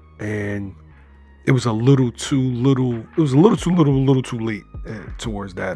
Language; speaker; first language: English; native; English